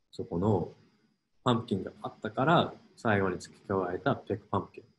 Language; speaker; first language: Japanese; non-native, fluent; English